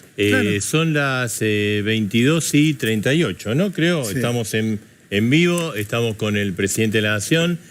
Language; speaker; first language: Spanish; native; Spanish